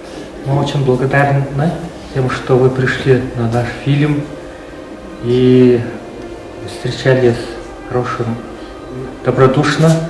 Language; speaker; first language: Russian; non-native, fluent; Mongolian